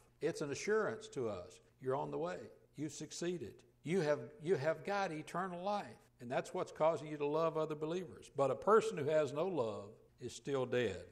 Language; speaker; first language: English; native; English